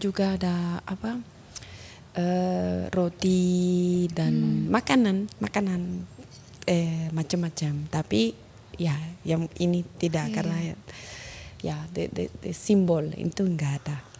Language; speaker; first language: Indonesian; non-native, learner; Spanish